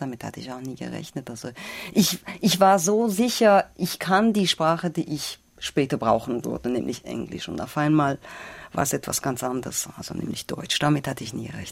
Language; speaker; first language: German; non-native, fluent; Persian